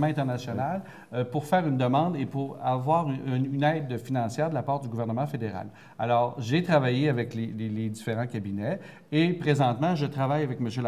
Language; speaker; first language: French; native; French